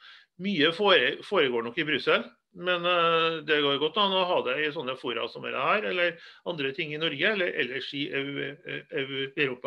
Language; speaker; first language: Norwegian; native; Norwegian